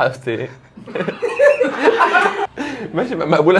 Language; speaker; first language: Arabic; native; Arabic